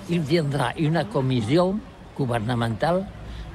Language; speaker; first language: French; non-native, learner; Catalan